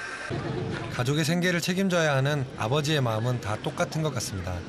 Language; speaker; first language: Korean; native; Korean